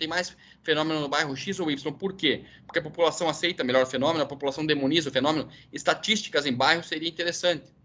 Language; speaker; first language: Portuguese; native; Portuguese